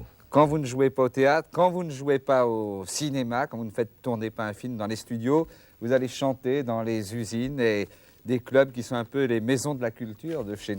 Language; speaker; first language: French; native; French